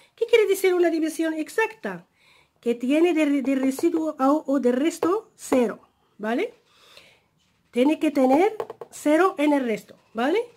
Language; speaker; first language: Spanish; non-native, fluent; Arabic